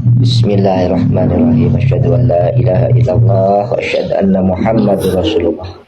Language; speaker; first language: Indonesian; non-native, local second language; Madurese